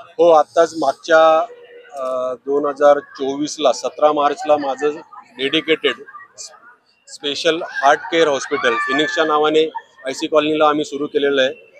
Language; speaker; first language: Marathi; native; Marathi